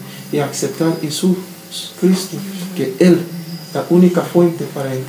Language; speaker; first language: Spanish; non-native, learner; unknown